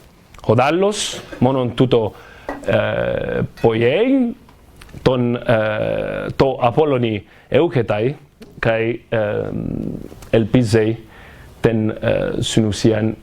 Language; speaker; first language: Greek; non-native, fluent; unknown